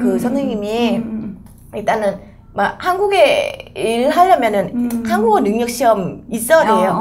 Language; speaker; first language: Korean; non-native, fluent; Vietnamese